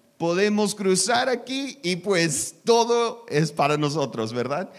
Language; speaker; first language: Spanish; non-native, learner; English